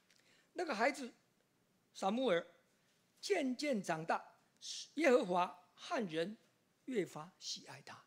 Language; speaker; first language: Chinese; native; Chinese